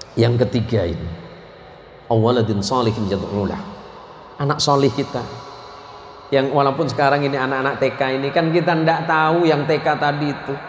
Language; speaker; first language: Indonesian; non-native, local second language; Madurese